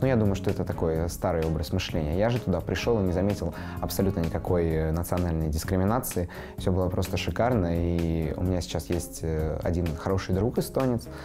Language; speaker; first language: Russian; native; Russian